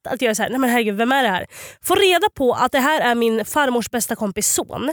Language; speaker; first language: Swedish; native; Swedish